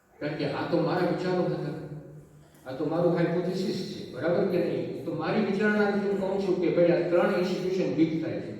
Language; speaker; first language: Gujarati; early bilingual, heritage; Gujarati